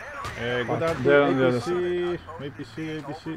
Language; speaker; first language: English; non-native, learner; Spanish